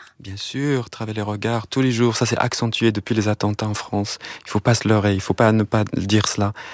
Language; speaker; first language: French; non-native, local second language; Arabic